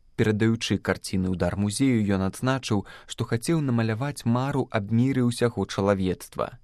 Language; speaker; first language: Belarusian; native; Belarusian